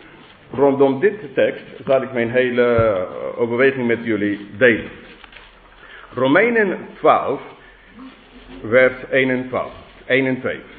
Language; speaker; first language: Dutch; non-native, fluent; English